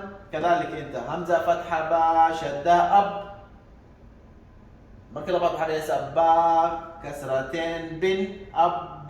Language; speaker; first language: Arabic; non-native, local second language; Somali